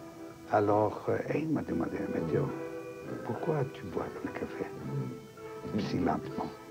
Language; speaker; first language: French; non-native, fluent; Greek